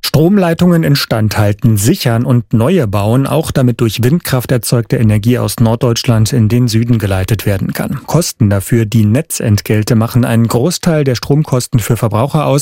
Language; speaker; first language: German; native; German